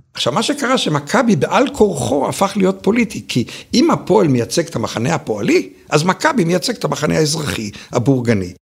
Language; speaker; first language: Hebrew; native; Hebrew